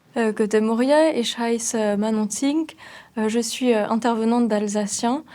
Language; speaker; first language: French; non-native, local second language; Swiss German